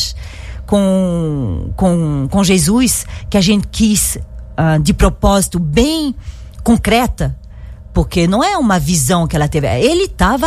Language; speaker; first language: Portuguese; non-native, fluent; French